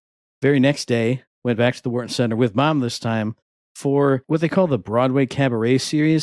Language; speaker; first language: English; native; English